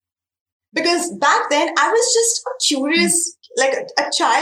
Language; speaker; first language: English; non-native, local second language; Marathi